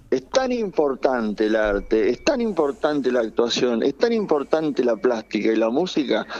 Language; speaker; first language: Spanish; native; Spanish